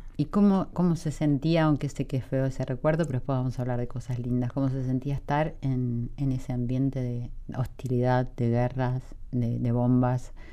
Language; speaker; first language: Spanish; native; Spanish